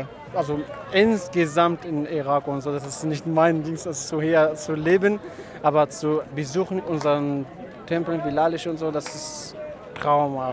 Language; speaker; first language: German; non-native, learner; Kurdish